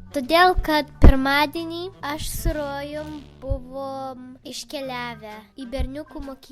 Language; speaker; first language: Lithuanian; early bilingual, heritage; Lithuanian